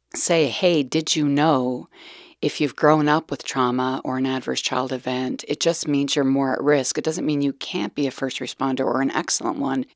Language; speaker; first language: English; native; English